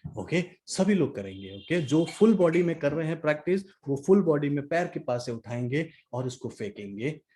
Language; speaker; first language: Hindi; non-native, local second language; Nepali